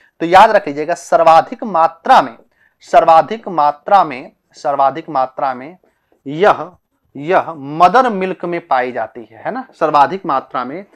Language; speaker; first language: Hindi; native; Hindi